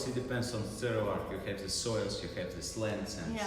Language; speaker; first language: English; non-native, learner; Russian